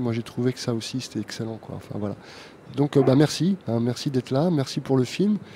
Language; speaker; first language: French; native; French